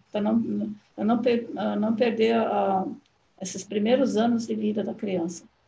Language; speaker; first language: Portuguese; non-native, fluent; German